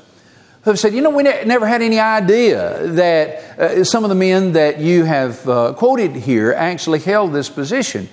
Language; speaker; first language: English; native; English